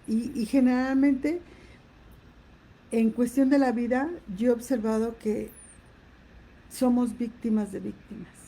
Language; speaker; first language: Spanish; native; Spanish